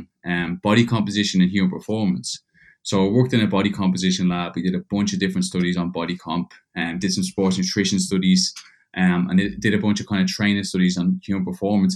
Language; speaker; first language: English; native; English